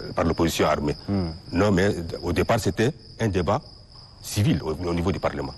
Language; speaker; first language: French; non-native, local second language; Arabic